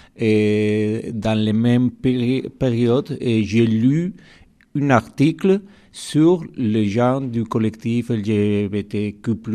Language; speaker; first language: French; non-native, learner; Spanish